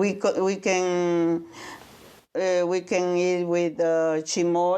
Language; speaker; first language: English; non-native, learner; Spanish